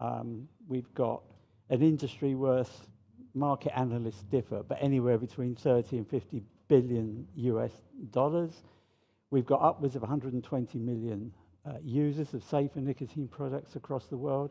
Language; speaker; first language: English; native; English